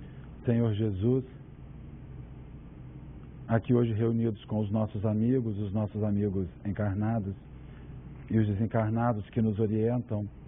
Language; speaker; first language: Portuguese; native; Portuguese